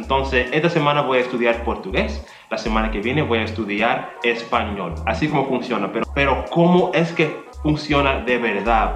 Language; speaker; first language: Spanish; non-native, fluent; English